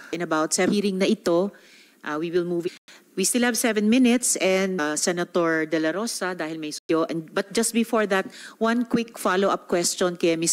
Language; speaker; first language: English; non-native, local second language; Filipino